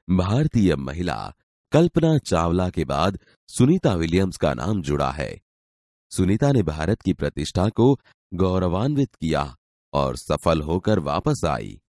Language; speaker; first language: Hindi; non-native, local second language; Gujarati